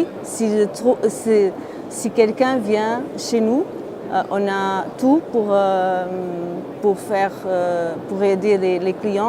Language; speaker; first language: French; non-native, fluent; Portuguese